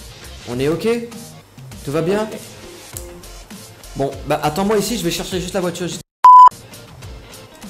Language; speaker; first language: French; native; French